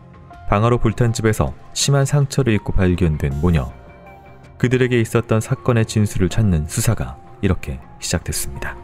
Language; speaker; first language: Korean; native; Korean